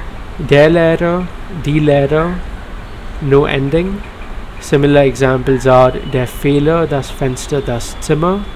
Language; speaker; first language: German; non-native, learner; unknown